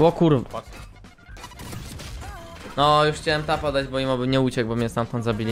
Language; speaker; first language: Polish; native; Polish